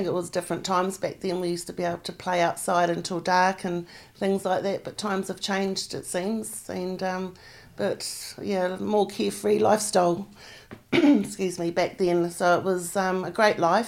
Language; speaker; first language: English; native; English